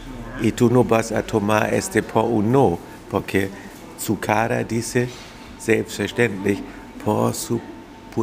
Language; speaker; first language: Spanish; non-native, fluent; German